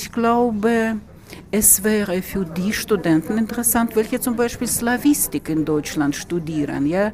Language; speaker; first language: German; non-native, fluent; Russian